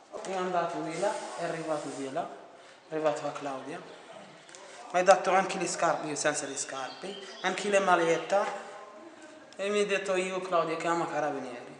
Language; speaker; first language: Italian; non-native, learner; Arabic